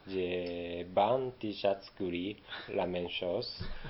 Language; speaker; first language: French; non-native, learner; Japanese